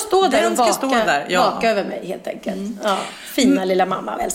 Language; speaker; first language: Swedish; native; Swedish